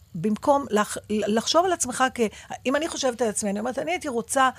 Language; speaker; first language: Hebrew; native; Hebrew